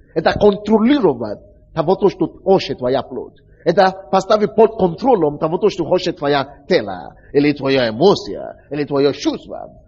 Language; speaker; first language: Russian; non-native, fluent; Yoruba